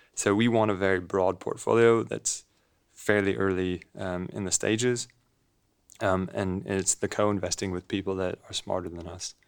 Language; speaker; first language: English; native; English